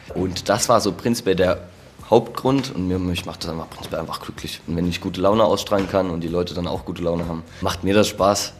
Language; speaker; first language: German; native; German